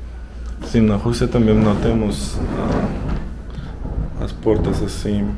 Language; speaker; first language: Portuguese; non-native, learner; Russian